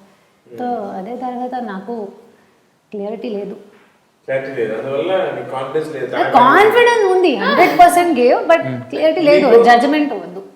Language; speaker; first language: Telugu; non-native, learner; Hindi